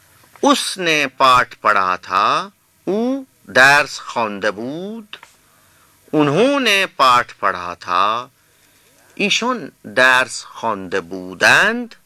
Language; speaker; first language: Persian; non-native, fluent; Urdu